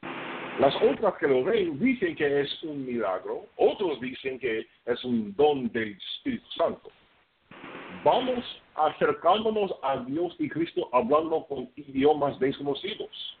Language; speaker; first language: Spanish; non-native, fluent; English